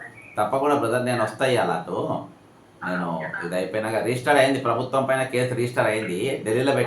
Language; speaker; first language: Telugu; native; Telugu